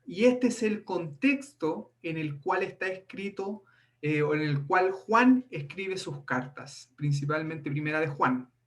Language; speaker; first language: Spanish; native; Spanish